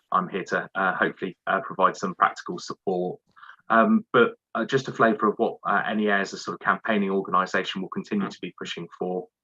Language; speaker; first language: English; native; English